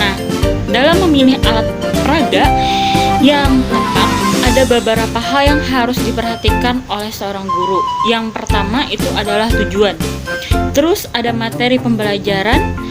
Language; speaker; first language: Indonesian; native; Indonesian